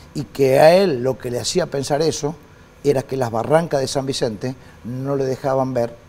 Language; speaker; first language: Spanish; native; Spanish